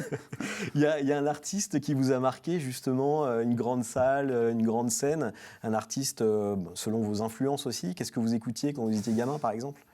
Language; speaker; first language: French; native; French